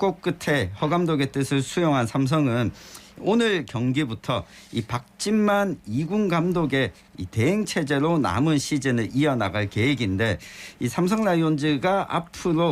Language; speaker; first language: Korean; native; Korean